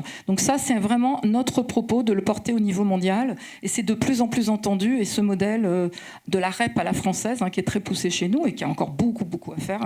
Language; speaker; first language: French; native; French